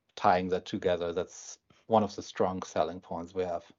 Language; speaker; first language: English; non-native, fluent; German